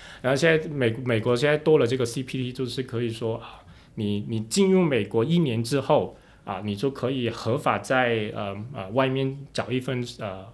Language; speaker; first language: Chinese; non-native, local second language; Cantonese